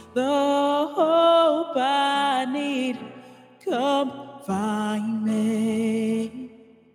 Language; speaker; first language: English; native; English